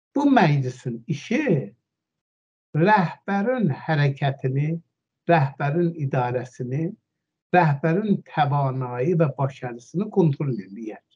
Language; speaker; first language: Turkish; non-native, fluent; Azerbaijani